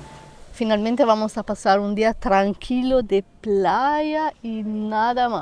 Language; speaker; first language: Spanish; non-native, fluent; Italian